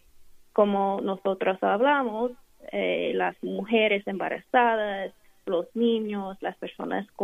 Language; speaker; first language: Spanish; non-native, fluent; English